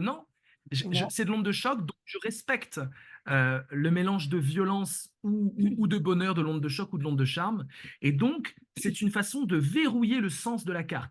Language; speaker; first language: French; native; French